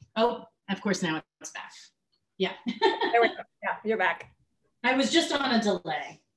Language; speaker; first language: English; native; English